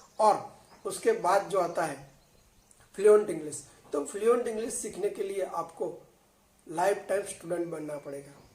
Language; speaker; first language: Hindi; non-native, local second language; Gujarati